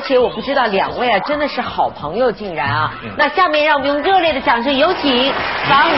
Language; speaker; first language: Chinese; native; Chinese